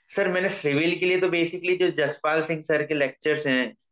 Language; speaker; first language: Hindi; native; Hindi